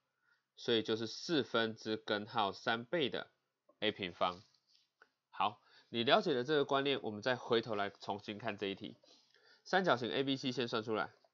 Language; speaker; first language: Chinese; native; Chinese